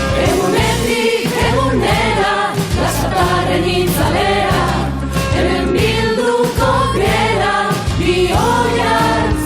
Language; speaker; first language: Basque; native; Basque